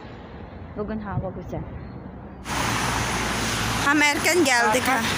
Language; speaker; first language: Turkish; non-native, learner; Filipino